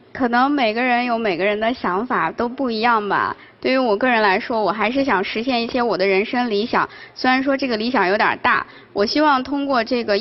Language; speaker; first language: Chinese; native; Chinese